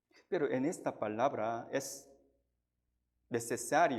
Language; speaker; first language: Spanish; non-native, fluent; Korean